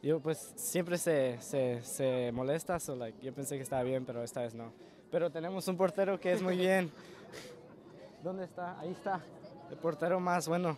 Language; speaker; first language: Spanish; early bilingual, heritage; Spanish